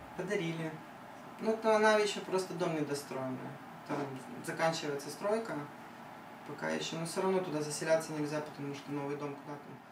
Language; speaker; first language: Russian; native; Russian